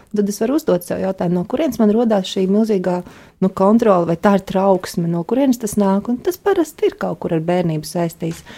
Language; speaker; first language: Latvian; native; Latvian